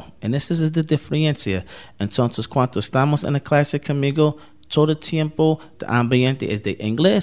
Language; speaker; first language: Spanish; non-native, learner; English